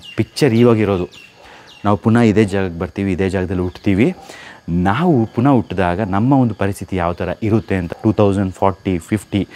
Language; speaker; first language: Kannada; native; Kannada